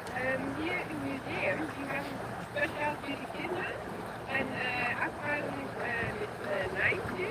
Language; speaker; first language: German; non-native, learner; Dutch